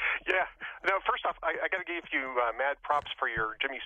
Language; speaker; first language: English; native; English